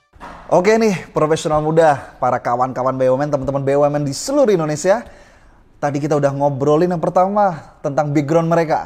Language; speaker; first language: Indonesian; native; Indonesian